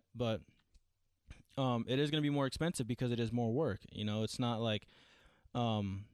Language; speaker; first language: English; native; English